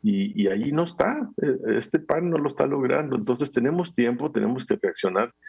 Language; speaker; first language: Spanish; native; Spanish